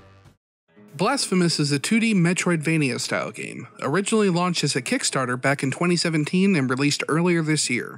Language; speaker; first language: English; native; English